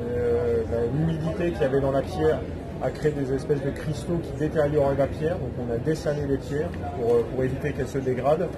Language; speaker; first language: French; native; French